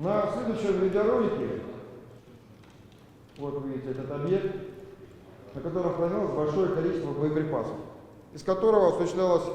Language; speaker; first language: Russian; native; Russian